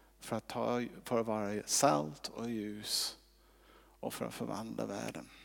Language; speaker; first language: Swedish; non-native, fluent; English